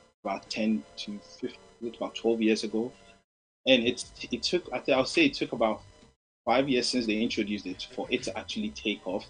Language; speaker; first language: English; non-native, local second language; Akan